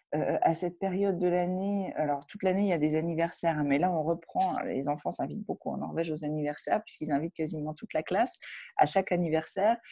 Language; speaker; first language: French; native; French